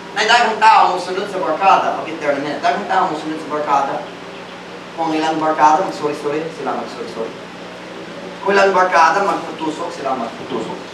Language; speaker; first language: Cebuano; non-native, fluent; English